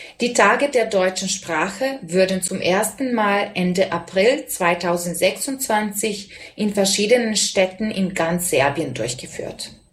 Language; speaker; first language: German; non-native, fluent; Serbian